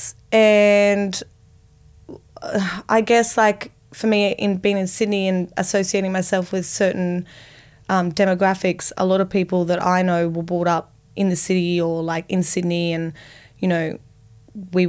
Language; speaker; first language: English; native; English